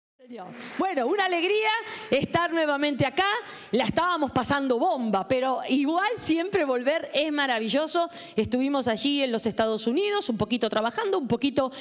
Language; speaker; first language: Spanish; native; Spanish